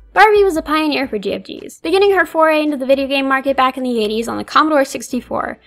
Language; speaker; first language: English; native; English